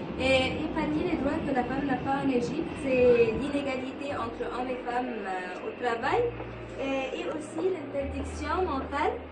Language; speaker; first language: French; non-native, learner; Arabic